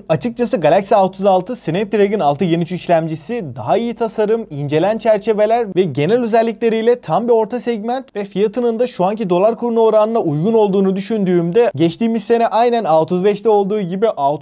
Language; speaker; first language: Turkish; native; Turkish